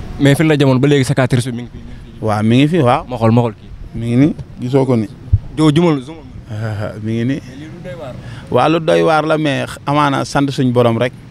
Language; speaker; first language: Wolof; non-native, local second language; Jola-Fonyi